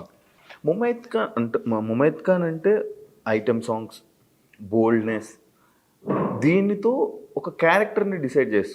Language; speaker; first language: Telugu; native; Telugu